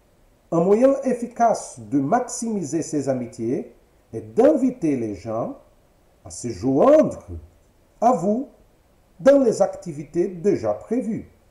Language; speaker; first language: French; non-native, fluent; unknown